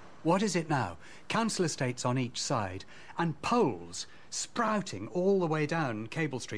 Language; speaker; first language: English; native; English